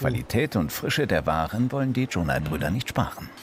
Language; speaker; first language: German; native; German